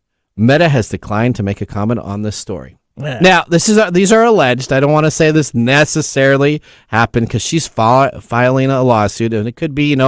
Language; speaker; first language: English; native; English